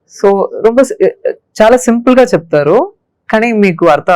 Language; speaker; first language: Telugu; non-native, local second language; Tamil